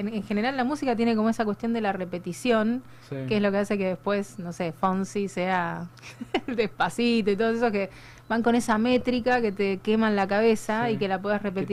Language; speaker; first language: Spanish; native; Spanish